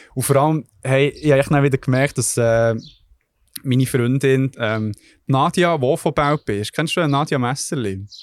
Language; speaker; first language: German; early bilingual, other home language; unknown